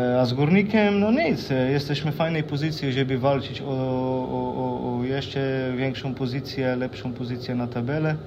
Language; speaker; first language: Polish; non-native, fluent; Slovenian